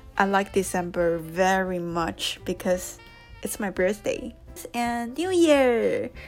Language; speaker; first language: English; non-native, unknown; Chinese